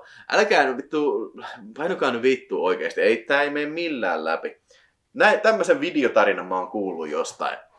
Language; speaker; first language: Finnish; native; Finnish